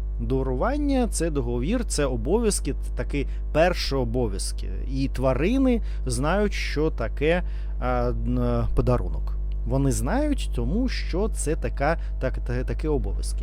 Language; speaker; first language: Ukrainian; non-native, learner; Russian